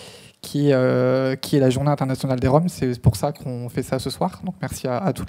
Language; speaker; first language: French; native; French